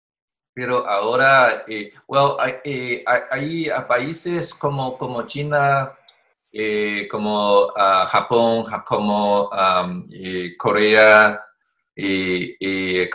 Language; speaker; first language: Spanish; non-native, learner; Chinese